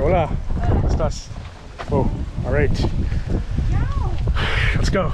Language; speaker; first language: Spanish; non-native, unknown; English